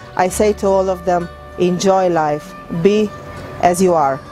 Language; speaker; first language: English; non-native, fluent; Slovenian